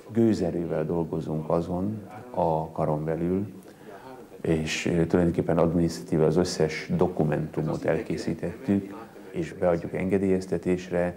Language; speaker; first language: Hungarian; native; Hungarian